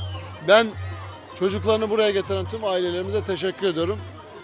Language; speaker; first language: Turkish; native; Turkish